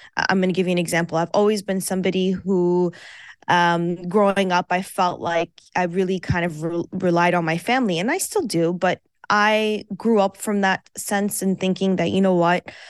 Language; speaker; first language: English; early bilingual, other home language; Persian